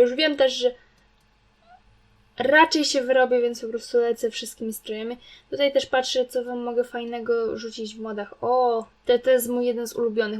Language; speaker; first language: Polish; native; Polish